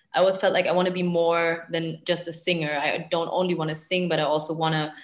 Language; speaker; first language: English; non-native, fluent; German